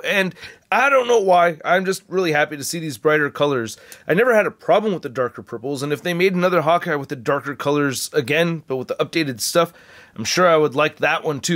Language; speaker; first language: English; native; English